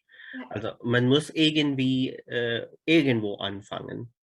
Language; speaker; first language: German; non-native, fluent; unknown